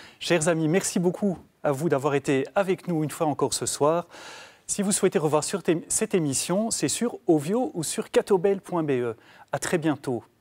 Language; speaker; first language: French; native; French